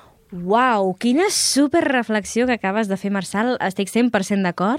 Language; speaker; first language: Catalan; native; Catalan